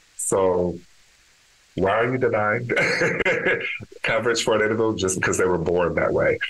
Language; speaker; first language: English; native; English